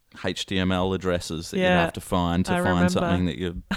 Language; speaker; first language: English; native; English